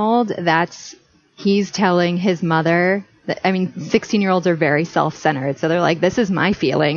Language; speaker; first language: English; native; English